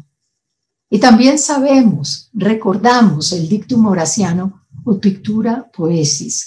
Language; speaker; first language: Spanish; native; Spanish